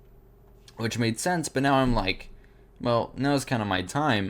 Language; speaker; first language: English; native; English